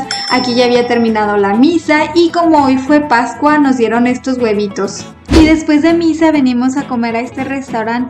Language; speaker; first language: Spanish; native; Spanish